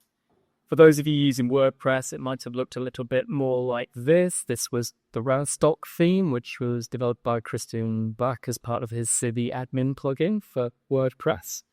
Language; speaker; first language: English; native; English